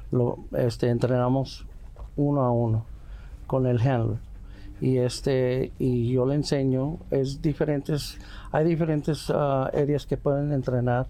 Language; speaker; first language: Spanish; early bilingual, heritage; Spanish